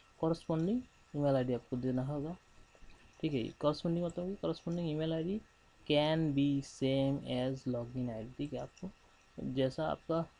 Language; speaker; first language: Hindi; non-native, local second language; Bangla